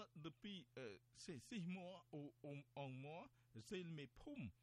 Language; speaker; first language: French; non-native, learner; Khmer